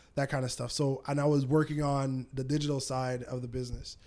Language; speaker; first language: English; native; English